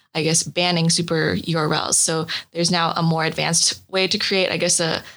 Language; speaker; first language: English; native; English